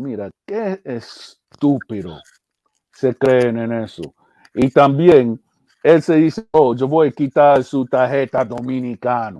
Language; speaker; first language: Spanish; early bilingual, heritage; English